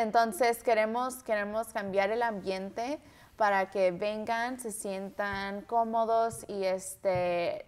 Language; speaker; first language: Spanish; early bilingual, heritage; Spanish